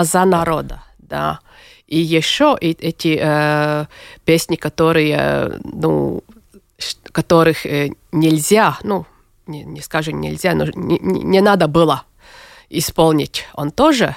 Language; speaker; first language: Russian; non-native, local second language; Latvian